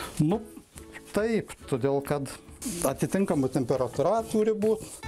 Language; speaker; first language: Lithuanian; native; Lithuanian